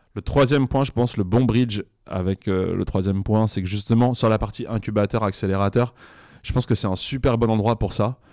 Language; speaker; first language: French; native; French